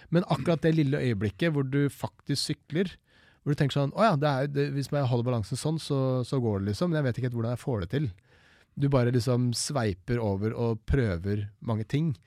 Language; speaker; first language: Norwegian; native; Norwegian